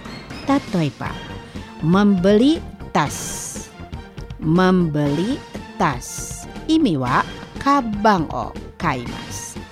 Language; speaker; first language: Japanese; non-native, fluent; Indonesian